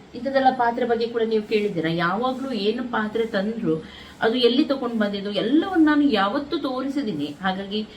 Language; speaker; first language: Kannada; native; Kannada